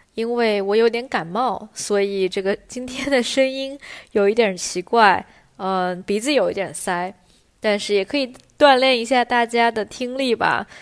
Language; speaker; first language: Chinese; native; Chinese